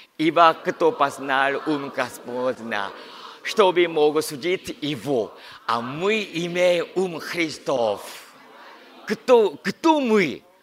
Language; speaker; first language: Russian; non-native, learner; Korean